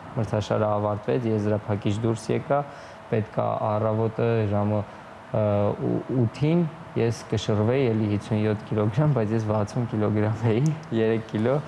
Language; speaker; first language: Armenian; native; Armenian